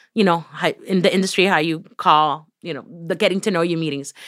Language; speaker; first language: English; early bilingual, other home language; Spanish